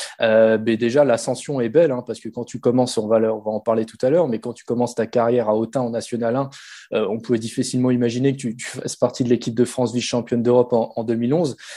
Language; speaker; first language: French; native; French